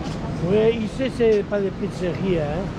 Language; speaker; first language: French; non-native, fluent; Spanish